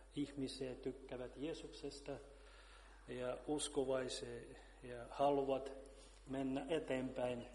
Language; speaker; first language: Finnish; non-native, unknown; Russian